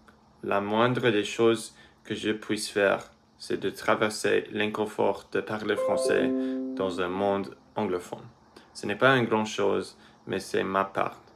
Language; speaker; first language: French; early bilingual, other home language; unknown